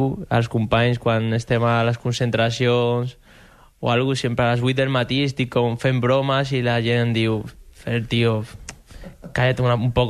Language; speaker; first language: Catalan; non-native, local second language; Spanish